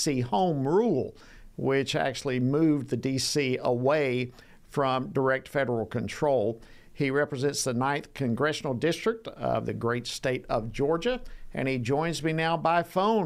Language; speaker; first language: English; native; English